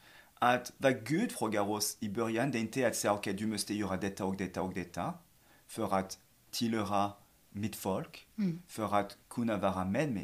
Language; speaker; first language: Swedish; non-native, fluent; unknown